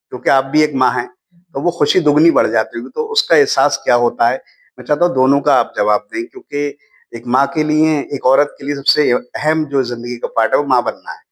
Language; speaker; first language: Hindi; native; Hindi